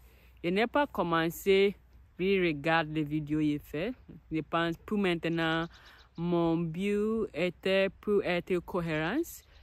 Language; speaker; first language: French; non-native, learner; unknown